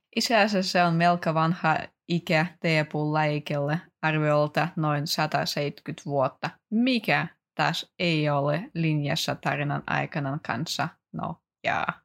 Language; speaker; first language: Finnish; non-native, fluent; Russian